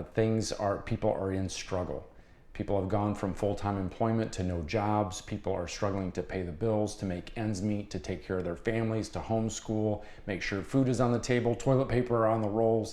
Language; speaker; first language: English; native; English